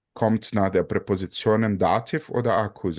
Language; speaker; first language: German; non-native, fluent; Portuguese